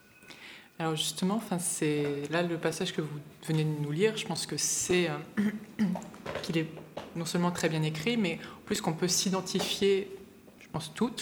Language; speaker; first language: French; native; French